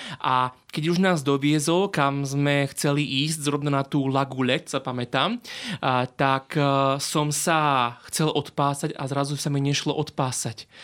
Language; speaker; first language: Slovak; native; Slovak